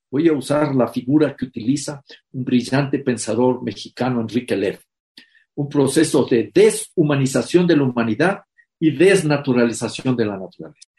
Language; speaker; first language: Spanish; native; Spanish